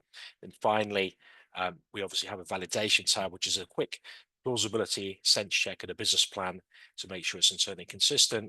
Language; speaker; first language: English; native; English